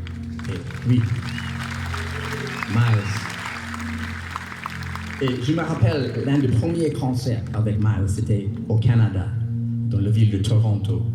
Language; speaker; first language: French; non-native, learner; English